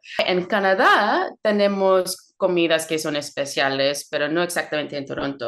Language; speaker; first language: Spanish; non-native, fluent; English